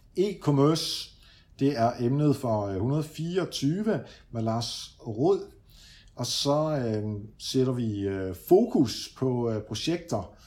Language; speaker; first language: Danish; early bilingual, other home language; Dutch